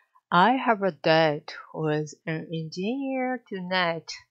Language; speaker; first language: English; non-native, learner; Japanese